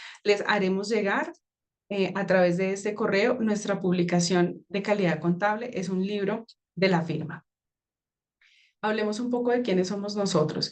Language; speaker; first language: Spanish; native; Spanish